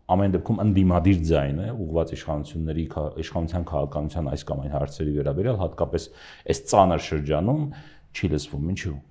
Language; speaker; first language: Armenian; native; Armenian